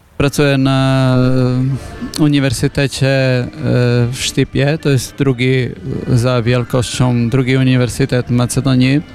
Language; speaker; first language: Polish; non-native, fluent; Macedonian